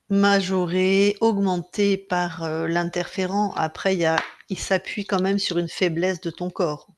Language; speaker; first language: French; native; French